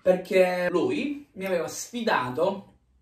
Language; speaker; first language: Italian; native; Italian